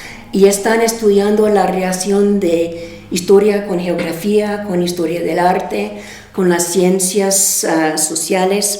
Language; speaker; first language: Spanish; non-native, fluent; English